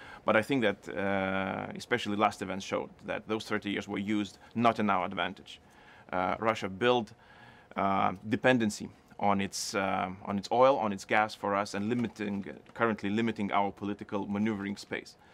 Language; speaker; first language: English; non-native, fluent; Lithuanian